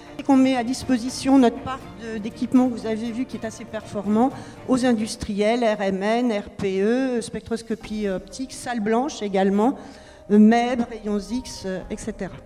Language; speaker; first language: French; native; French